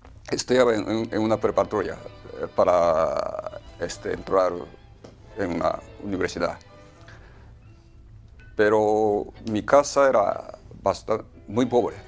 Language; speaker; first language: Spanish; non-native, fluent; Japanese